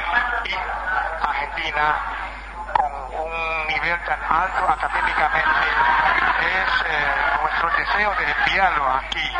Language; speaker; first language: Spanish; non-native, fluent; Chinese